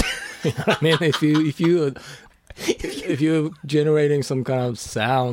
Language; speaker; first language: English; non-native, fluent; Japanese